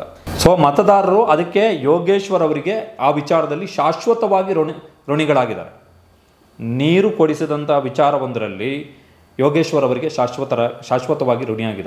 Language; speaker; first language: Kannada; native; Kannada